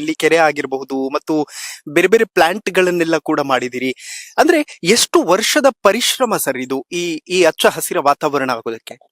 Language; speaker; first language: Kannada; native; Kannada